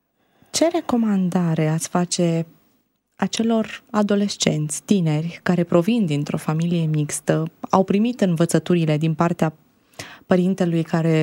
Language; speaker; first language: Romanian; native; Romanian